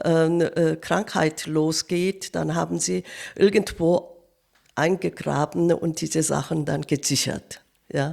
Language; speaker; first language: German; non-native, fluent; Korean